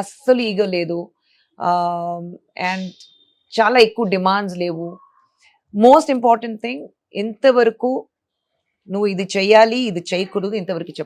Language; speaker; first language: Telugu; non-native, local second language; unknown